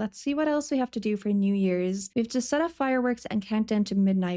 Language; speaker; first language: English; native; English